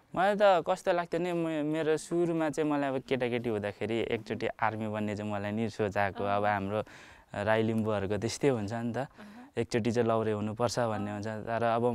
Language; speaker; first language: Nepali; native; Nepali